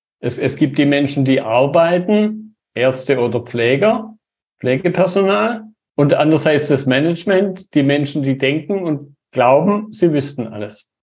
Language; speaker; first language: German; native; German